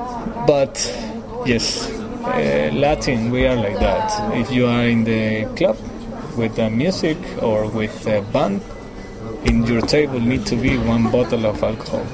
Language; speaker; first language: English; non-native, learner; Spanish